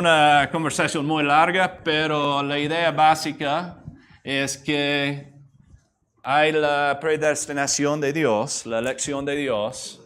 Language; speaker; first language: Spanish; non-native, fluent; English